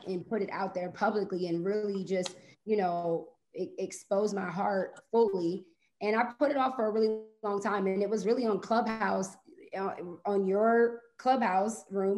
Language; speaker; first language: English; native; English